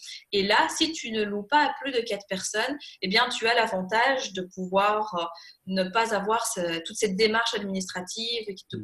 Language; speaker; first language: French; native; French